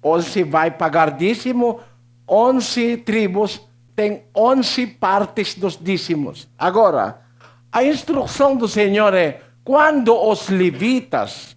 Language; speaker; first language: Portuguese; non-native, learner; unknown